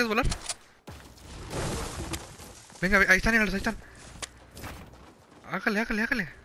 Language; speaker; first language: Spanish; native; Spanish